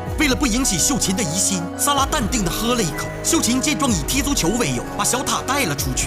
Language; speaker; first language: Chinese; native; Chinese